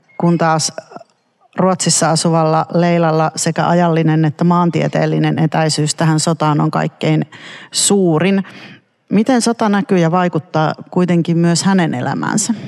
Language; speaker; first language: Finnish; native; Finnish